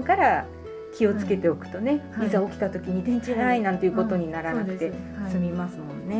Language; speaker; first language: Japanese; native; Japanese